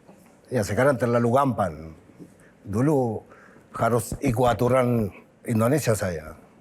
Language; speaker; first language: Indonesian; non-native, fluent; Spanish